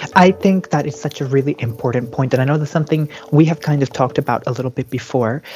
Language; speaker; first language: English; native; English